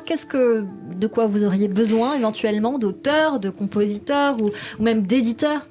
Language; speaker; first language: French; native; French